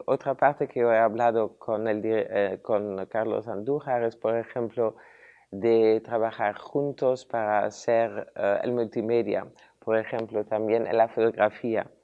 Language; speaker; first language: Spanish; non-native, fluent; Dutch